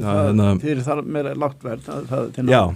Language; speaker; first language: Icelandic; native; Icelandic